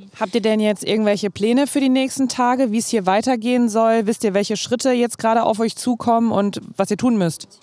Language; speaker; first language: German; native; German